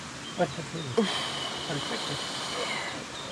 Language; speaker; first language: French; native; French